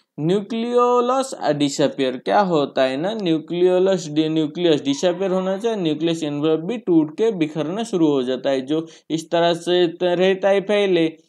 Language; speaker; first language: Hindi; non-native, local second language; Bangla